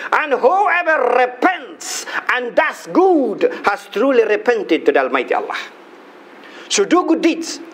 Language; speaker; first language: English; non-native, local second language; Filipino